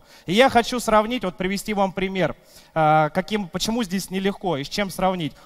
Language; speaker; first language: Russian; native; Russian